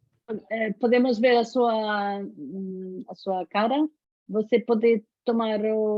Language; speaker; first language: Portuguese; non-native, fluent; Spanish